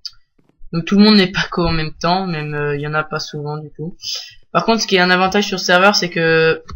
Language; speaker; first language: French; native; French